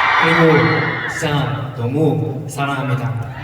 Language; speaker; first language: Korean; non-native, learner; Chinese